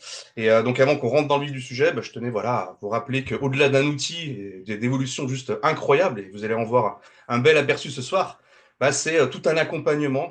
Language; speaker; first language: French; native; French